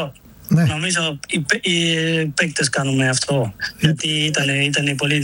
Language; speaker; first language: Greek; non-native, learner; Spanish